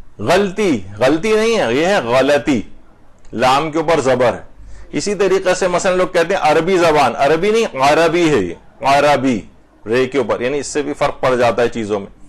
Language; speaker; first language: Urdu; native; Urdu